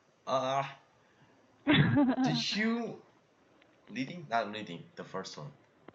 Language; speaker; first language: English; non-native, learner; Korean